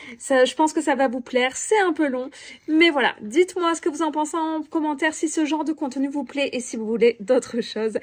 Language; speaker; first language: French; native; French